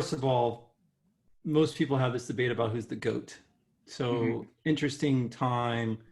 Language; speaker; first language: English; native; English